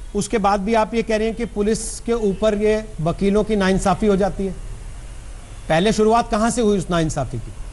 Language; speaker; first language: Hindi; native; Hindi